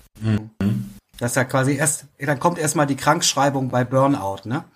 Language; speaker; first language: German; native; German